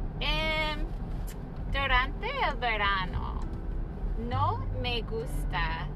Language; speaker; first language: Spanish; non-native, fluent; English